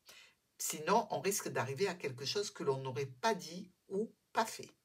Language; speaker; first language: French; native; French